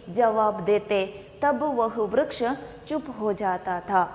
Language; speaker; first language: Hindi; non-native, local second language; Kannada